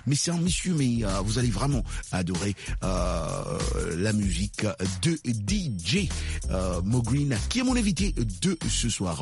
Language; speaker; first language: French; non-native, local second language; Lingala